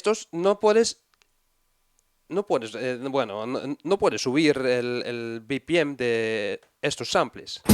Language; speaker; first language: Spanish; non-native, fluent; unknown